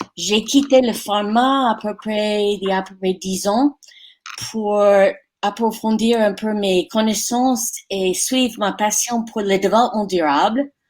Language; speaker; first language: French; non-native, fluent; English